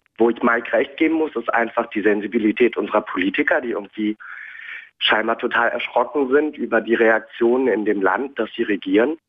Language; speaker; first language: German; native; German